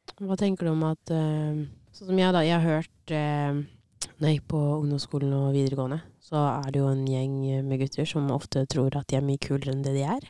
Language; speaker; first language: Norwegian; native; Norwegian